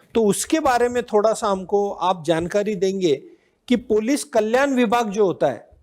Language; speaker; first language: Hindi; non-native, local second language; Marathi